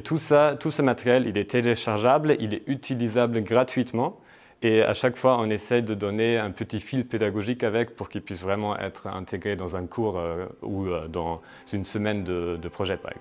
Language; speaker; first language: French; native; French